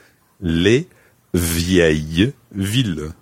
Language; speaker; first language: French; non-native, fluent; English